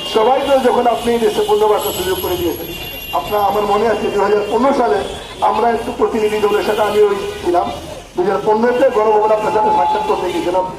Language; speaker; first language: Bangla; non-native, local second language; Urdu